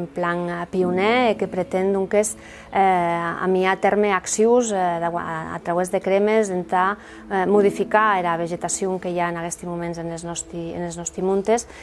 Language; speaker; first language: Catalan; non-native, local second language; Occitan